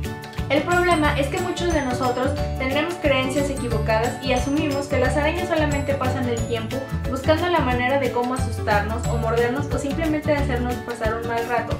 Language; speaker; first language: Spanish; native; Spanish